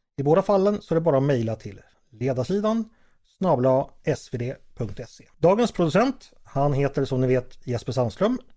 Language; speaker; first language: Swedish; native; Swedish